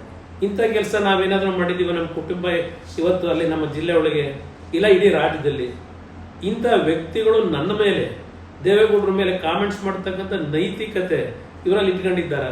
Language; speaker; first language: Kannada; native; Kannada